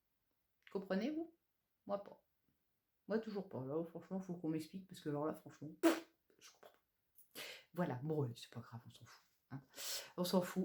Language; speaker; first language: French; native; French